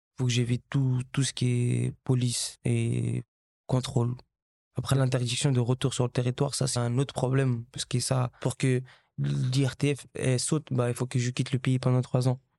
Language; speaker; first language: French; early bilingual, other home language; Kabuverdianu